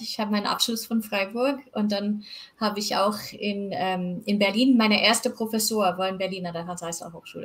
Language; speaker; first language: German; non-native, fluent; English